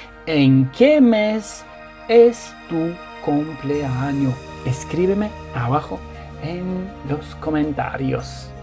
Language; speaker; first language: Spanish; non-native, fluent; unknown